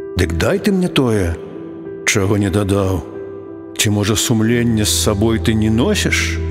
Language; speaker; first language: Belarusian; native; Belarusian